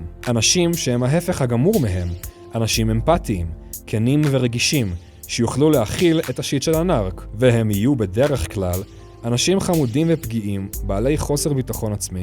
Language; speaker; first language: Hebrew; native; Hebrew